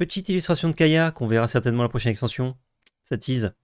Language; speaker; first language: French; native; French